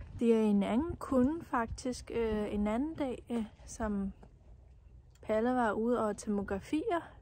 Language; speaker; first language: Danish; non-native, learner; Chinese